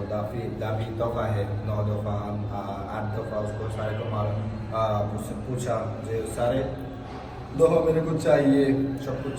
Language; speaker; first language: Hindi; non-native, learner; Bangla